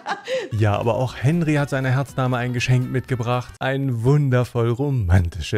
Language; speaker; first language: German; native; German